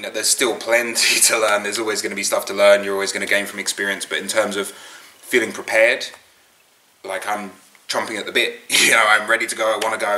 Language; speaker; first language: English; native; English